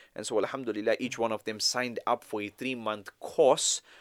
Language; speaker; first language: English; native; English